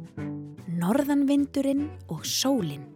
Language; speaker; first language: Icelandic; native; Icelandic